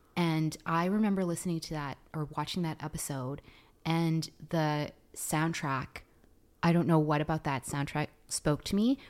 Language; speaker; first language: English; non-native, fluent; Filipino